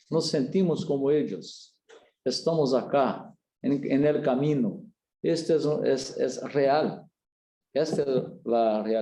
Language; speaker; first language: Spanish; non-native, learner; Portuguese